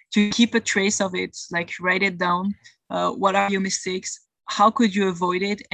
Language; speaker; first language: English; non-native, fluent; French